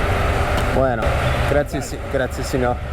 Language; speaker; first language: Spanish; non-native, learner; English